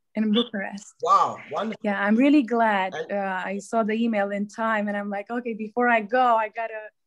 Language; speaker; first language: English; non-native, fluent; Romanian